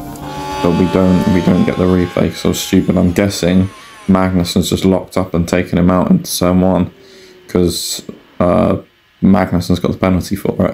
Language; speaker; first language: English; native; English